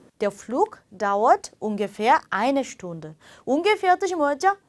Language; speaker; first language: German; non-native, fluent; Korean